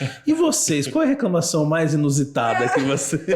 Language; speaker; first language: Portuguese; native; Portuguese